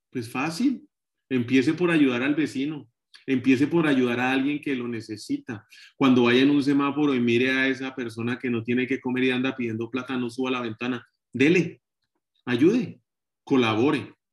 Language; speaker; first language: Spanish; native; Spanish